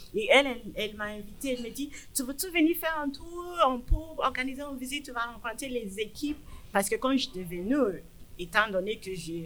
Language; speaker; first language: French; non-native, fluent; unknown